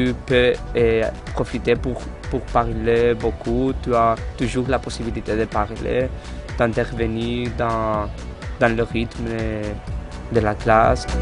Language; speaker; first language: French; non-native, fluent; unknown